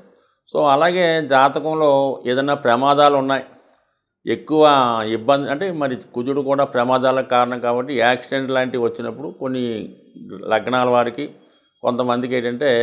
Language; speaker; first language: Telugu; native; Telugu